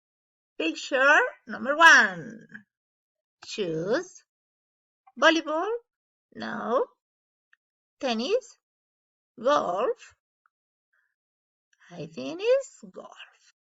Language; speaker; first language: English; non-native, learner; Spanish